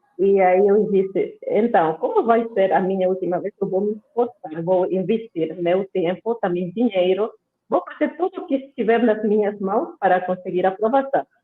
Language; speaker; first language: Portuguese; non-native, fluent; Spanish